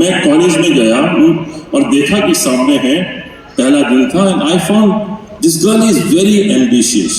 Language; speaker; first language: Hindi; native; Hindi